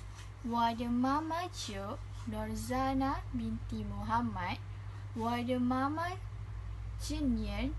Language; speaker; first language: Chinese; non-native, learner; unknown